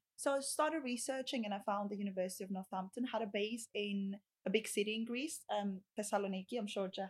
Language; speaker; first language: English; non-native, fluent; Greek